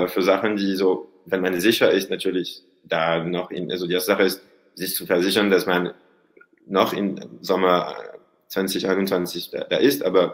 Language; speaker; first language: German; non-native, learner; French